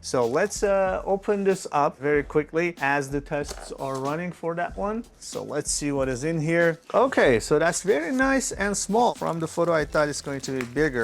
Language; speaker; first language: English; non-native, fluent; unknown